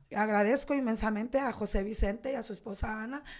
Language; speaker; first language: Spanish; native; Spanish